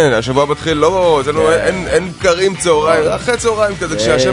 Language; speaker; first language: Hebrew; native; Hebrew